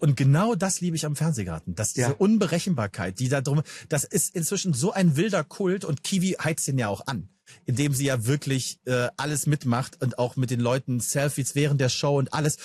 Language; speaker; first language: German; native; German